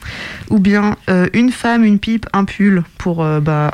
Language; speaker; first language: French; native; French